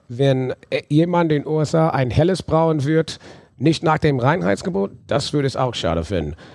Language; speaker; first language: German; non-native, fluent; English